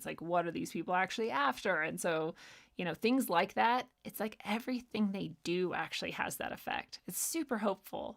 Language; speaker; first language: English; native; English